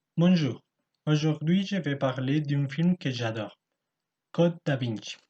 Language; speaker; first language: French; non-native, learner; Spanish